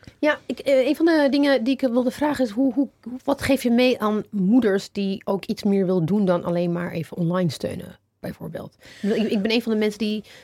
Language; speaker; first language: Dutch; non-native, fluent; Amharic